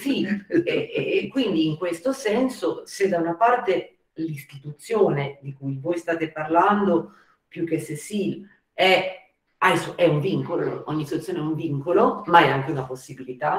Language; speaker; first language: Italian; native; Italian